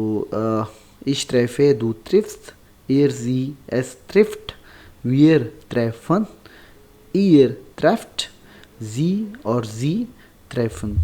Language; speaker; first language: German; non-native, learner; Urdu